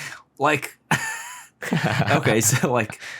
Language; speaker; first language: English; non-native, learner; Japanese